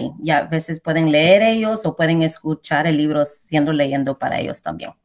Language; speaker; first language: Spanish; early bilingual, heritage; Spanish